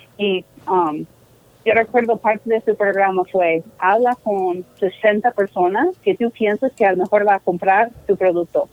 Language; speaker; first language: Spanish; non-native, fluent; English